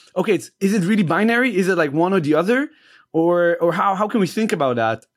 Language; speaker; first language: English; non-native, fluent; Hebrew